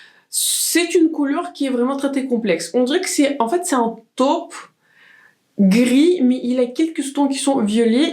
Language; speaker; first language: French; native; French